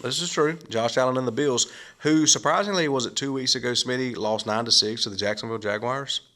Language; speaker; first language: English; native; English